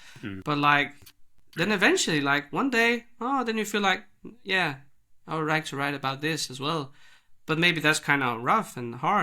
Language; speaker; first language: English; non-native, fluent; Danish